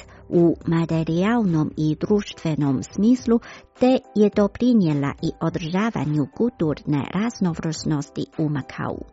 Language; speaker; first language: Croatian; non-native, fluent; Chinese